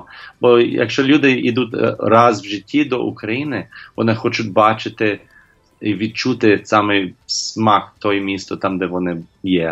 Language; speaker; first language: Ukrainian; non-native, learner; English